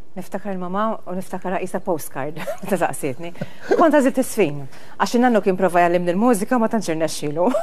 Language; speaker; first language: Maltese; native; Maltese